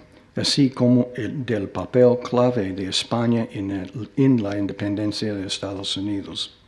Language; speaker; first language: Spanish; non-native, fluent; English